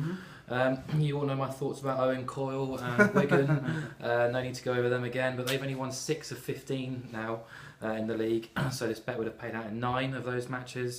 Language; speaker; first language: English; native; English